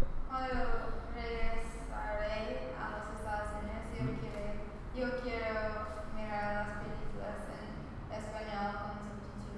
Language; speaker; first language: Spanish; early bilingual, heritage; Spanish